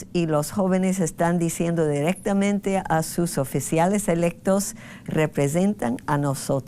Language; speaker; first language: Spanish; non-native, fluent; English